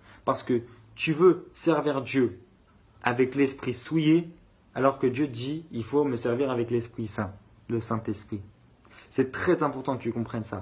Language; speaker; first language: French; native; French